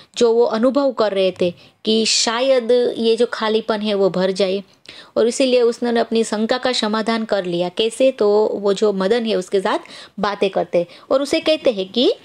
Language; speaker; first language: Hindi; non-native, local second language; Gujarati